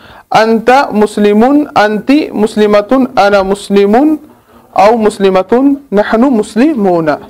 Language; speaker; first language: Arabic; non-native, fluent; Urdu